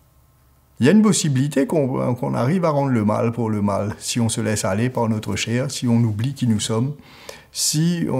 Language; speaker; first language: French; native; French